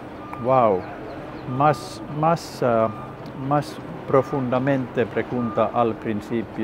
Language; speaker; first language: Spanish; non-native, learner; Finnish